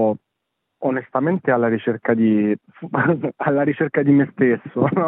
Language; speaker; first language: Italian; native; Italian